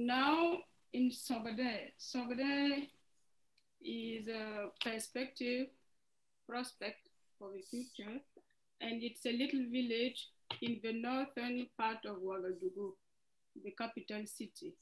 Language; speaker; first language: English; non-native, fluent; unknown